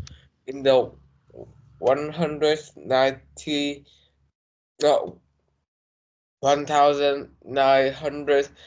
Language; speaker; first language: English; non-native, learner; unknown